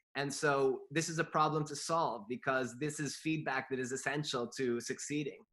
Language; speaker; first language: English; native; English